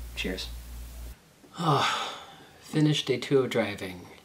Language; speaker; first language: English; native; English